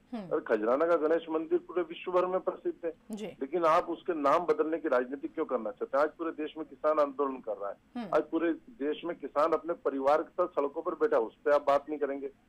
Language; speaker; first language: Hindi; native; Hindi